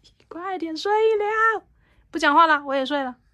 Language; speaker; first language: Chinese; native; Chinese